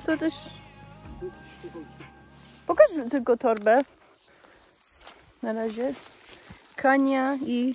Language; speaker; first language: Polish; early bilingual, heritage; Polish